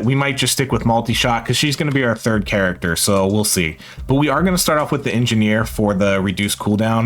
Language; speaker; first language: English; native; English